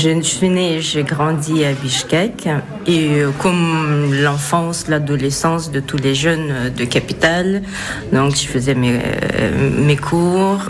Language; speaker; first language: French; non-native, fluent; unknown